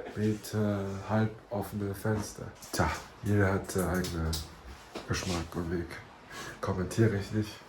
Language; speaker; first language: German; non-native, learner; Chinese